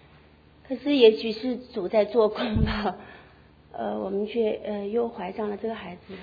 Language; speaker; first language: Chinese; native; Chinese